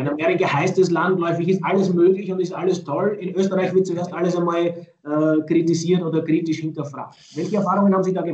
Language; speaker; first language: German; native; German